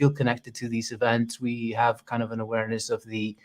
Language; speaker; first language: English; non-native, fluent; Icelandic